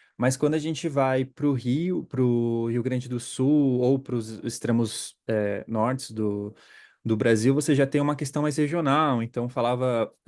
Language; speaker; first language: Portuguese; native; Portuguese